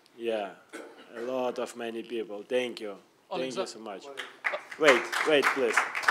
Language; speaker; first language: English; non-native, learner; Russian